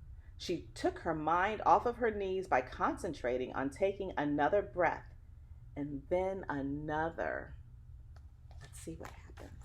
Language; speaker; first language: English; native; English